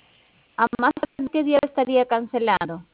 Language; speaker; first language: Spanish; native; Spanish